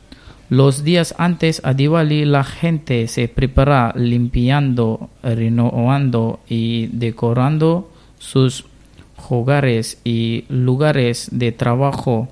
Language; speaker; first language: Spanish; non-native, learner; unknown